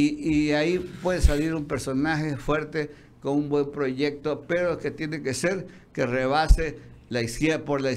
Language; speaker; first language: Spanish; native; Spanish